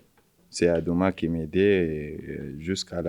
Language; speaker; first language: French; non-native, learner; Arabic